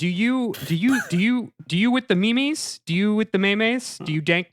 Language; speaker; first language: English; native; English